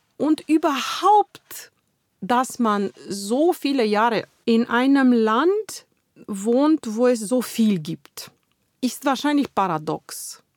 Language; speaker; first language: German; non-native, fluent; Romanian